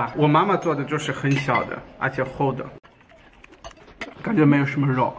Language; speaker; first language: Chinese; non-native, fluent; German